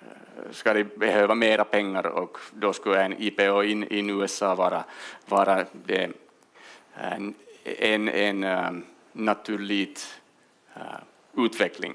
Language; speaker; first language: Swedish; non-native, local second language; Finnish